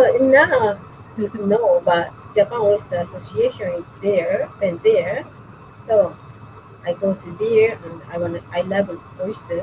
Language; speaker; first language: English; non-native, learner; Japanese